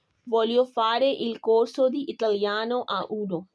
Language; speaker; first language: Italian; non-native, learner; Urdu